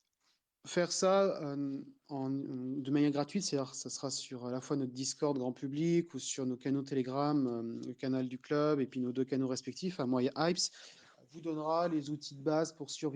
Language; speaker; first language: French; native; French